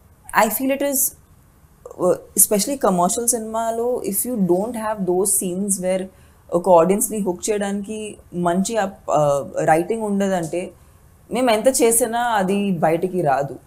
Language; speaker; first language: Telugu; non-native, fluent; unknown